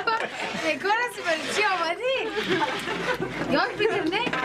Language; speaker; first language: Persian; native; Persian